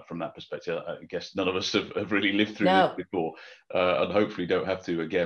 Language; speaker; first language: English; native; English